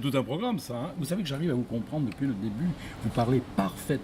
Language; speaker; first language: French; native; French